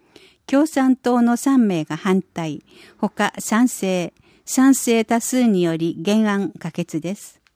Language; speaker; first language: Japanese; native; Japanese